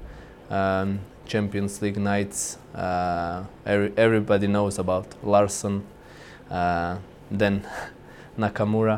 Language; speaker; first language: English; non-native, fluent; Croatian